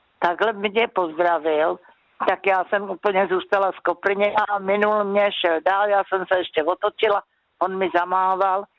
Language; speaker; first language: Czech; native; Czech